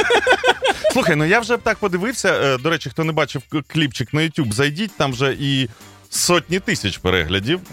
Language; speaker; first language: Ukrainian; native; Ukrainian